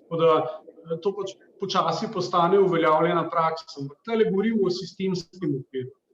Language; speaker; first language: Slovenian; native; Slovenian